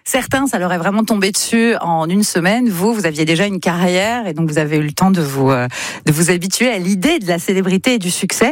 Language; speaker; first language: French; native; French